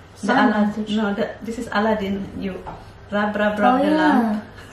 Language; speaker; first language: English; non-native, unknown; Indonesian